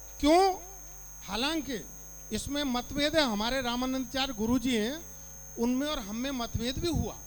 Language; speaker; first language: Hindi; native; Hindi